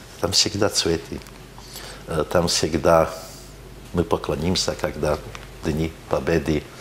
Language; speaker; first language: Russian; non-native, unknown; Slovak